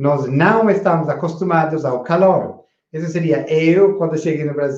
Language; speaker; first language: Portuguese; non-native, fluent; English